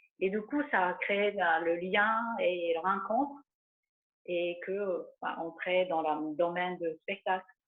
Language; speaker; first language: French; non-native, fluent; Japanese